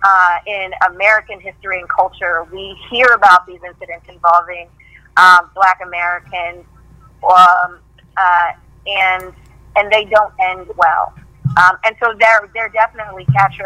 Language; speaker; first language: English; native; English